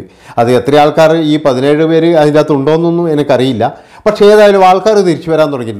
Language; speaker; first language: Malayalam; native; Malayalam